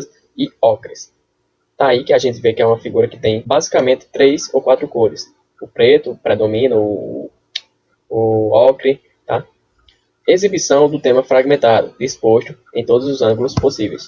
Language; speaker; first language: Portuguese; native; Portuguese